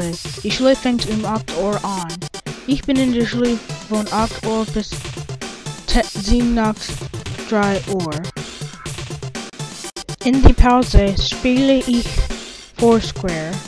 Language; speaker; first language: German; non-native, learner; English